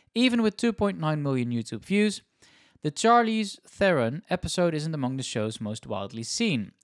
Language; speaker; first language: English; non-native, fluent; Dutch